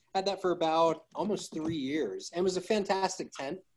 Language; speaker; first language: English; native; English